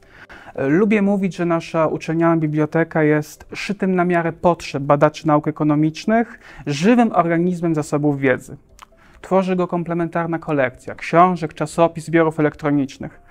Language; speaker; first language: Polish; native; Polish